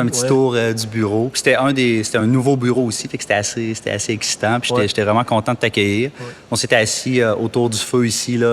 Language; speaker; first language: French; native; French